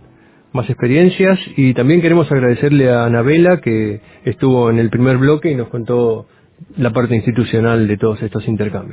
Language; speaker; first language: Spanish; native; Spanish